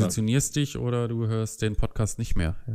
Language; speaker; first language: German; native; German